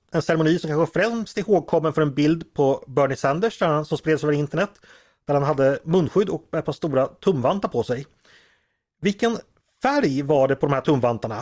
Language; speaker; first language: Swedish; native; Swedish